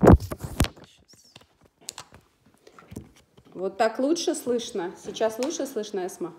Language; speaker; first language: Russian; native; Russian